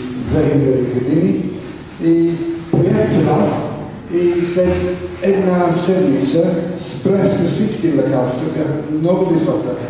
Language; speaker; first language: Bulgarian; non-native, learner; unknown